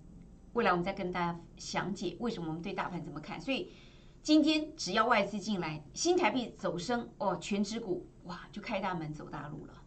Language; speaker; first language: Chinese; native; Chinese